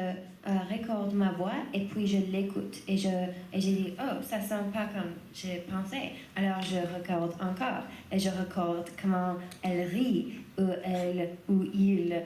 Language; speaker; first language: French; non-native, learner; English